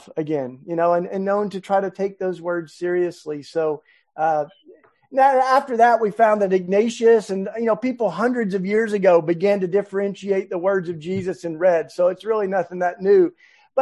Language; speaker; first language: English; native; English